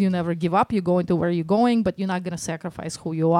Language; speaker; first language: English; non-native, fluent; Russian